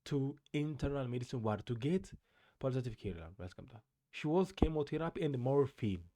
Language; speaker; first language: English; non-native, local second language; Amharic